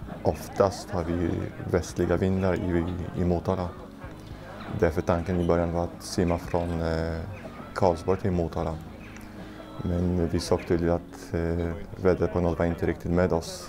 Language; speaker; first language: Swedish; non-native, fluent; Polish